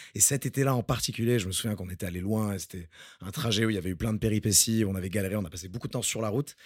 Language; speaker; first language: French; early bilingual, other home language; Spanish